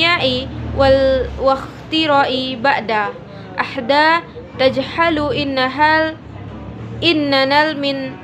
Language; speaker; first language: Arabic; non-native, learner; Indonesian